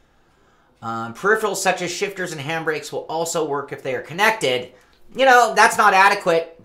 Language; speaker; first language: English; native; English